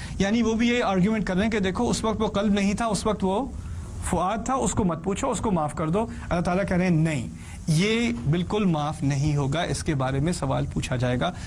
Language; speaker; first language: Urdu; early bilingual, heritage; Urdu